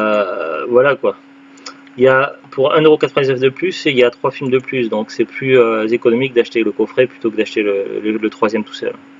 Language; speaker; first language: French; native; French